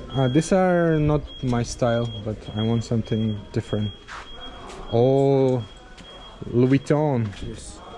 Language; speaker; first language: English; non-native, fluent; Azerbaijani